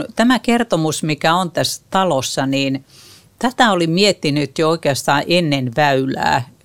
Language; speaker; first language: Finnish; native; Finnish